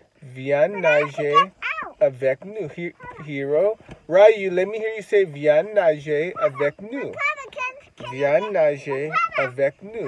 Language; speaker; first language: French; non-native, learner; English